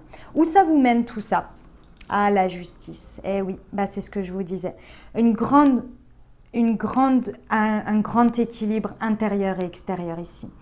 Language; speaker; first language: French; native; French